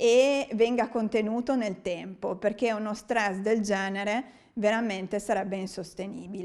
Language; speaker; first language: Italian; native; Italian